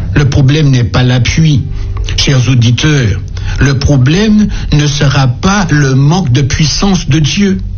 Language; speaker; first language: French; native; French